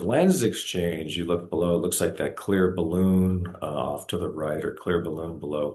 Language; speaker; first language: English; native; English